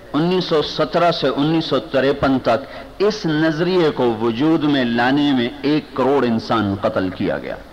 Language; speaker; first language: Urdu; non-native, local second language; Punjabi